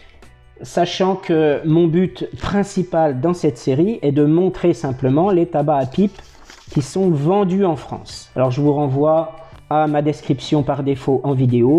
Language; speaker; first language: French; native; French